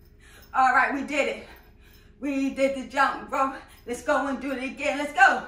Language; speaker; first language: English; native; English